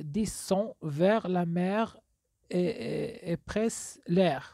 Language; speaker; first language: French; non-native, local second language; Arabic